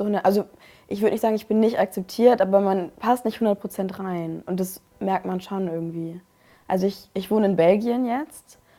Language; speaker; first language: German; native; German